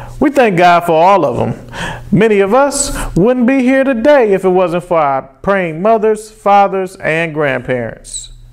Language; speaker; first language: English; native; English